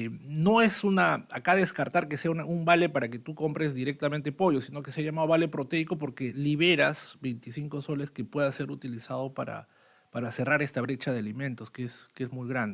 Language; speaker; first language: Spanish; native; Spanish